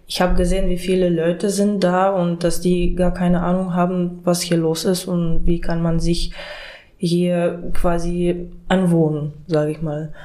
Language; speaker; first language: German; non-native, fluent; Ukrainian